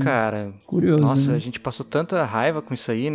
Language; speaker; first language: Portuguese; native; Portuguese